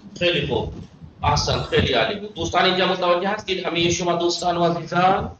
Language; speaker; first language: Persian; non-native, fluent; Urdu